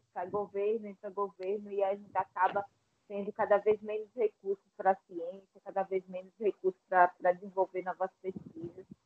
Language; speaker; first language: Portuguese; native; Portuguese